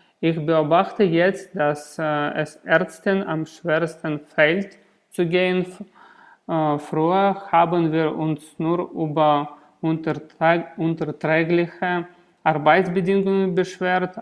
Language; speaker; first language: German; non-native, learner; Russian